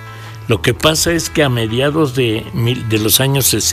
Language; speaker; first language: Spanish; native; Spanish